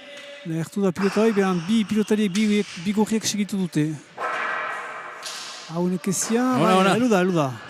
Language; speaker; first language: Basque; native; Basque